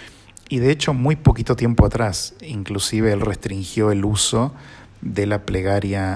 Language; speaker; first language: Spanish; native; Spanish